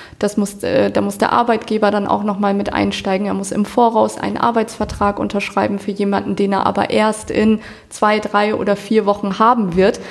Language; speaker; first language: German; native; German